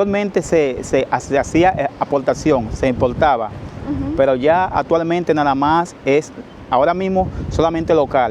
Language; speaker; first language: Spanish; native; Spanish